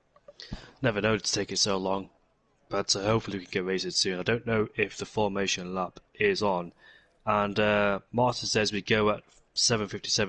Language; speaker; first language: English; native; English